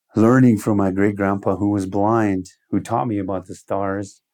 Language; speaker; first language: English; early bilingual, other home language; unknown